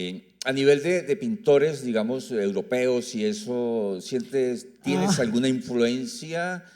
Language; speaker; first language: Spanish; native; Spanish